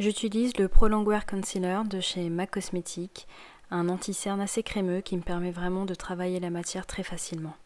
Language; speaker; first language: French; native; French